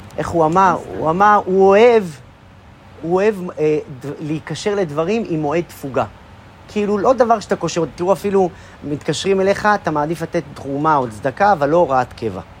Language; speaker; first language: Hebrew; native; Hebrew